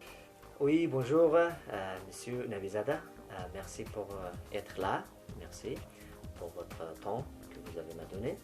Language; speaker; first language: French; non-native, fluent; Persian